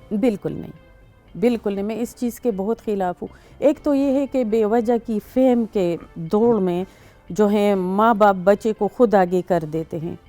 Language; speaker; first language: Urdu; non-native, local second language; Pashto